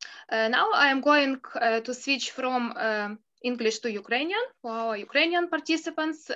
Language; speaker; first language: English; non-native, fluent; Ukrainian